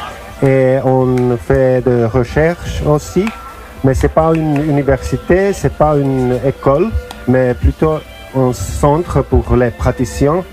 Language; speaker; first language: French; non-native, learner; Finnish